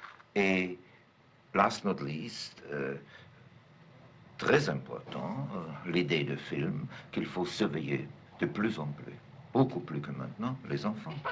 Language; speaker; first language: French; non-native, fluent; German